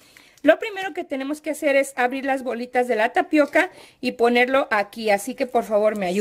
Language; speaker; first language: Spanish; native; Spanish